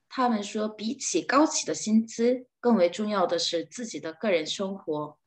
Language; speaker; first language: Chinese; non-native, fluent; Korean